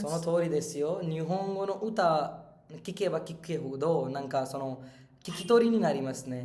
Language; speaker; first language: Japanese; non-native, fluent; Hindi